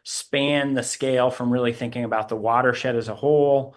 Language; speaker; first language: English; native; English